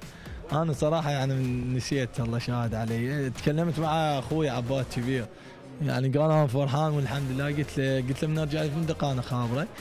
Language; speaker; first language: Arabic; native; Arabic